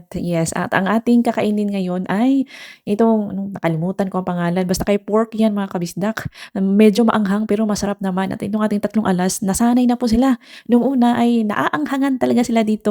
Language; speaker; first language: Filipino; non-native, local second language; Cebuano